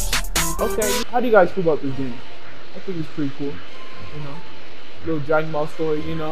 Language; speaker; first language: English; native; English